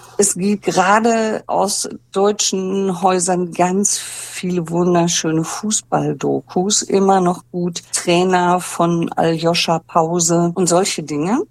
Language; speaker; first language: German; native; German